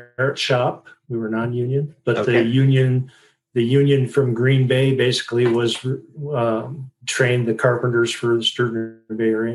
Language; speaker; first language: English; native; English